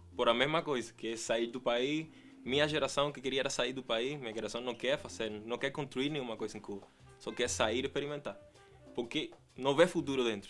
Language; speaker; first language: Portuguese; non-native, fluent; Spanish